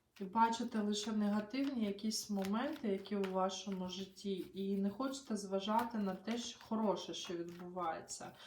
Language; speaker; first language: Ukrainian; non-native, local second language; Russian